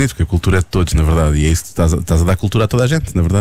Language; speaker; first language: Portuguese; native; Portuguese